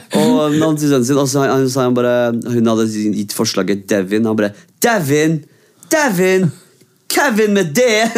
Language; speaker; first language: Norwegian; early bilingual, other home language; Kurdish